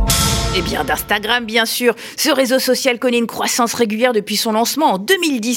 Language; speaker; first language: French; native; French